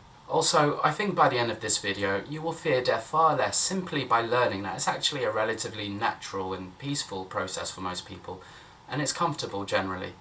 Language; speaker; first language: English; native; English